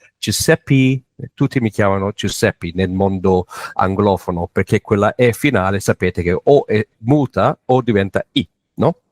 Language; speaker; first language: Italian; non-native, fluent; English